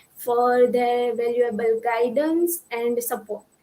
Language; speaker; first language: English; non-native, local second language; Gujarati